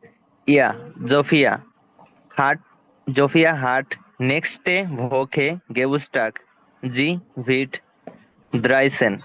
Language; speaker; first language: German; non-native, learner; Bangla